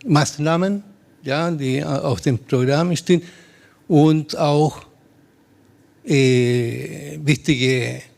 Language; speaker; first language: German; non-native, learner; Spanish